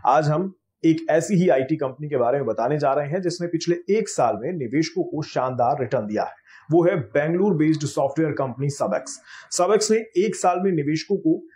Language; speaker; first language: Hindi; native; Hindi